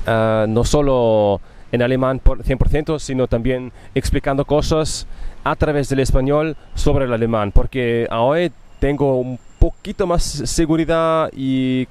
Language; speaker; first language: Spanish; non-native, learner; German